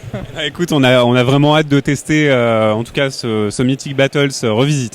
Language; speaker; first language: French; native; French